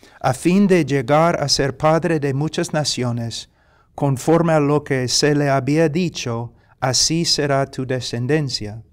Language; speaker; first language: Spanish; non-native, fluent; English